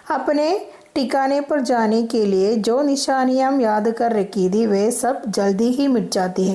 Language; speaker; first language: Hindi; non-native, local second language; Malayalam